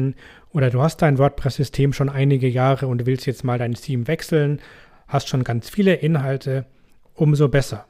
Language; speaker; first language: German; native; German